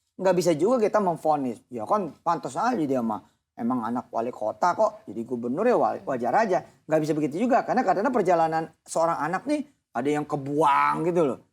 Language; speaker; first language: Indonesian; native; Indonesian